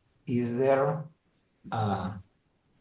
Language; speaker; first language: English; non-native, learner; Spanish